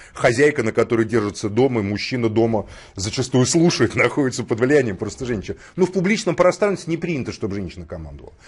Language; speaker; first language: Russian; native; Russian